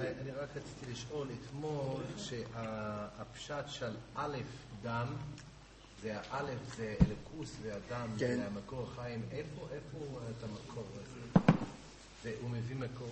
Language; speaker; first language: Hebrew; non-native, fluent; English